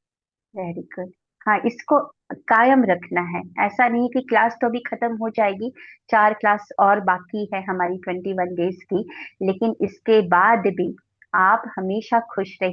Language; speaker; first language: Hindi; native; Hindi